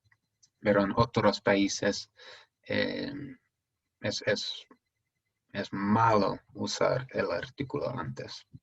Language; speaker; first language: Spanish; non-native, fluent; English